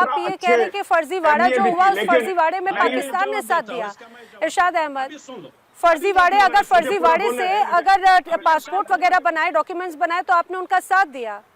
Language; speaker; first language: Hindi; native; Hindi